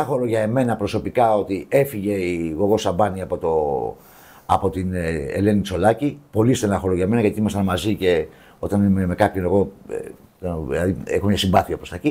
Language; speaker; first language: Greek; native; Greek